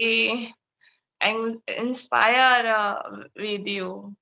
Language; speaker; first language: English; non-native, learner; Hindi